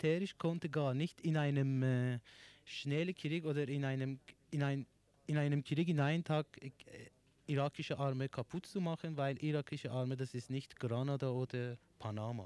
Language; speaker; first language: German; non-native, learner; Persian